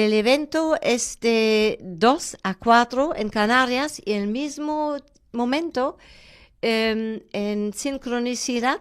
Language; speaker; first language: Spanish; non-native, fluent; German